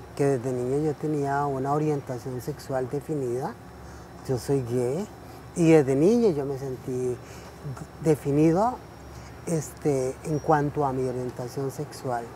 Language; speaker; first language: Spanish; native; Spanish